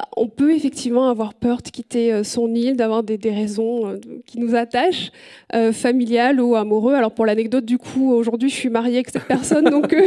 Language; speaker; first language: French; native; French